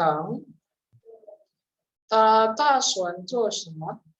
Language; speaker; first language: Chinese; non-native, fluent; Indonesian